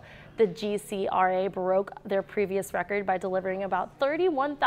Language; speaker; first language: English; native; English